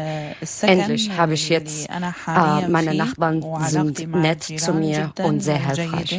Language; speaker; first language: German; non-native, learner; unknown